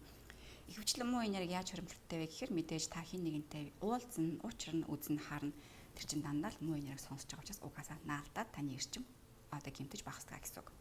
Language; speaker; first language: Mongolian; native; Mongolian